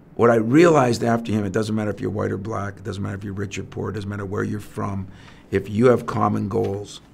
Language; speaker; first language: English; native; English